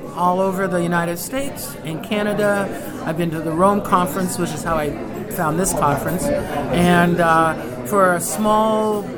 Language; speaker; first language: English; non-native, fluent; Hebrew